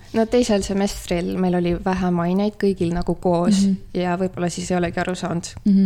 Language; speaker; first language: Estonian; native; Estonian